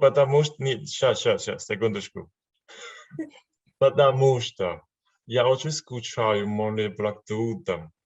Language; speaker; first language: Russian; non-native, learner; Chinese